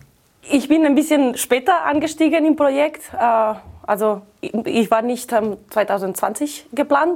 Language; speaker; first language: German; non-native, fluent; Catalan